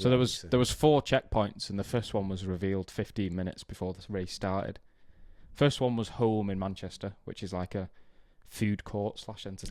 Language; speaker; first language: English; native; English